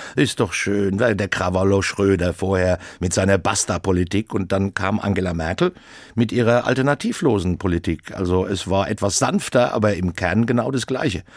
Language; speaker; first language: German; native; German